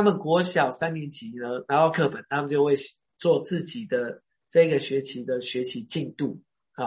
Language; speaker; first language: Chinese; native; Chinese